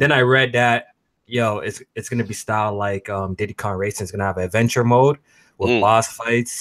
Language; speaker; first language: English; native; English